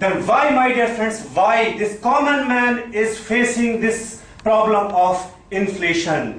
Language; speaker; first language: English; non-native, local second language; Hindi